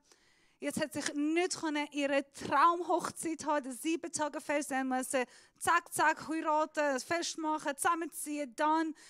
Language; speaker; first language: German; non-native, fluent; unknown